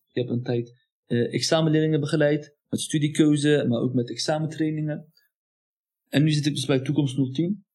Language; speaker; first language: Dutch; early bilingual, other home language; Turkish